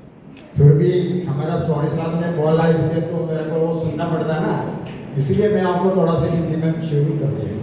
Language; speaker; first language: Hindi; non-native, local second language; Malayalam